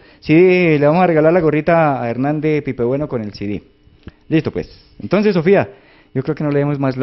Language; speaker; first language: Spanish; native; Spanish